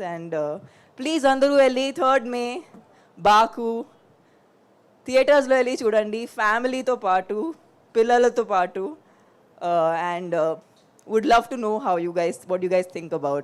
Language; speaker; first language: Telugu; non-native, local second language; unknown